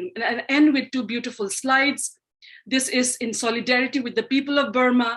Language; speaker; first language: English; non-native, local second language; Manipuri